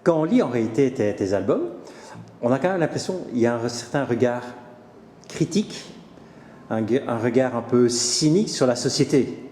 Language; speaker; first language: French; native; French